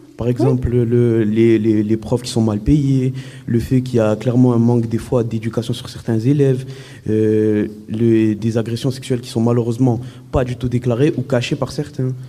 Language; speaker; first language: French; early bilingual, other home language; Arabic